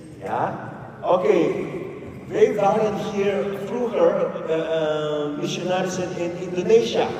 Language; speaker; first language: Dutch; non-native, learner; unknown